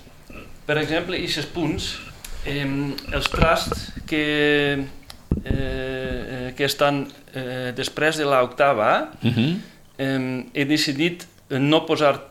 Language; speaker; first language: Catalan; non-native, fluent; Dutch